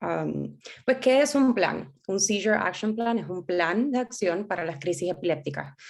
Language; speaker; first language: Spanish; native; Spanish